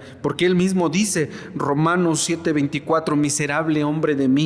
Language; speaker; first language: Spanish; native; Spanish